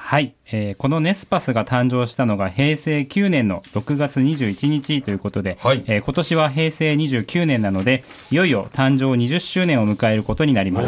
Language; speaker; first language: Japanese; native; Japanese